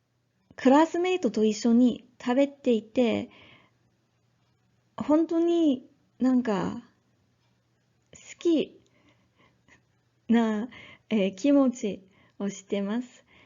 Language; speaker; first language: Japanese; non-native, learner; English